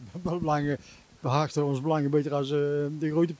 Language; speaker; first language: Dutch; native; Dutch